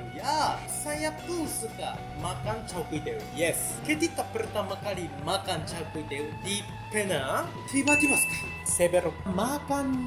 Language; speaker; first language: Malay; non-native, learner; Japanese